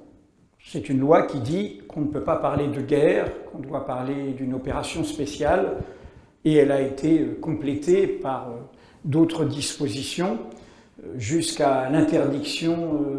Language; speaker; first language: French; native; French